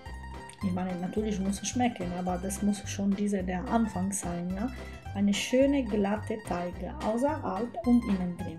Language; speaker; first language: German; non-native, fluent; Italian